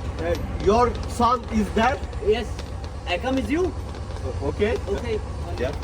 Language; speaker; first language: English; non-native, learner; Arabic